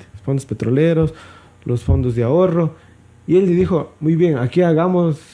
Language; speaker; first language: Spanish; native; Spanish